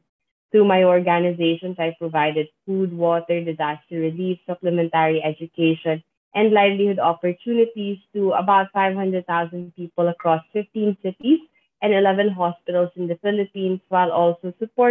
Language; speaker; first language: English; non-native, local second language; Filipino